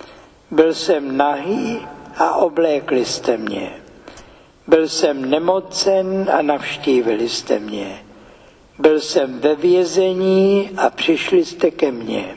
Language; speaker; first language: Czech; native; Czech